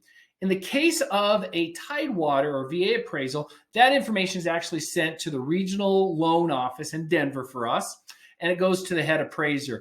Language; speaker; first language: English; native; English